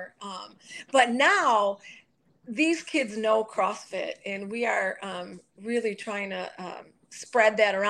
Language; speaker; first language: English; native; English